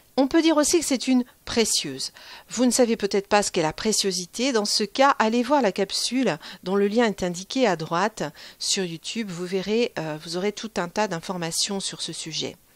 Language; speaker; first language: French; native; French